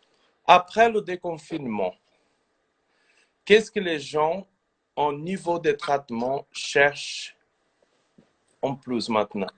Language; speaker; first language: French; non-native, fluent; Portuguese